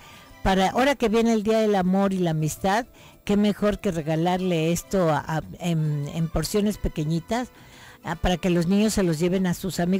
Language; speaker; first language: Spanish; native; Spanish